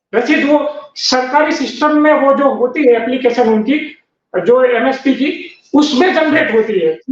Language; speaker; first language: Hindi; non-native, local second language; Gujarati